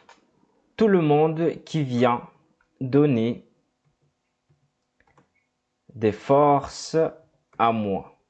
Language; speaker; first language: French; non-native, fluent; Portuguese